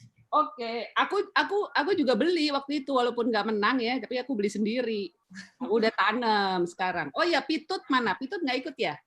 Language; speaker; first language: Indonesian; native; Indonesian